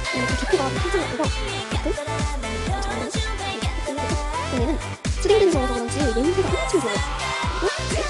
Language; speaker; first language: Korean; native; Korean